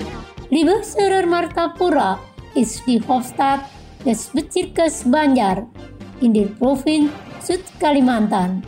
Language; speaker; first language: German; non-native, fluent; Indonesian